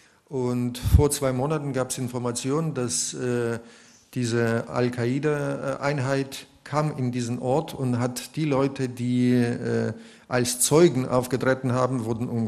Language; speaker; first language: German; non-native, fluent; Russian